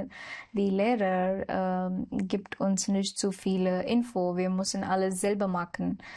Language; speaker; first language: German; non-native, learner; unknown